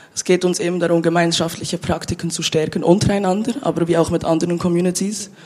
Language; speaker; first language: German; native; German